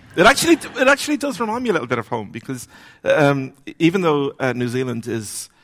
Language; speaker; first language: English; native; English